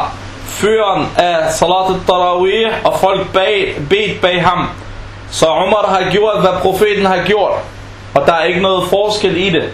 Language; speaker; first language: Danish; non-native, fluent; Arabic